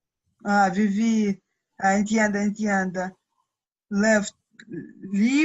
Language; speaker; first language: Spanish; non-native, learner; Russian